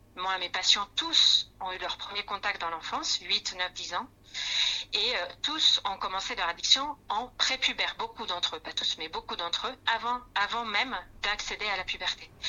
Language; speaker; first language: French; non-native, fluent; Spanish